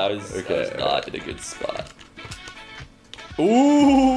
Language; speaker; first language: English; native; English